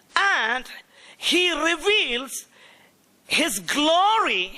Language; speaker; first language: English; non-native, local second language; Malayalam